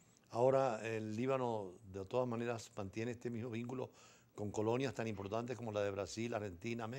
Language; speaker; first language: Spanish; native; Spanish